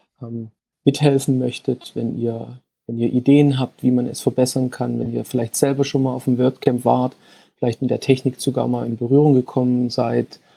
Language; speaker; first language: German; native; German